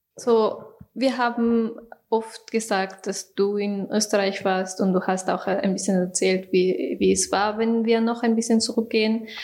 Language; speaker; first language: German; non-native, fluent; Persian